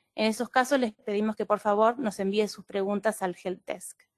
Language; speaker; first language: Spanish; native; Spanish